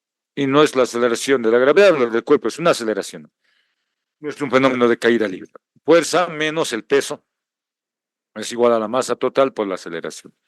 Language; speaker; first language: Spanish; native; Spanish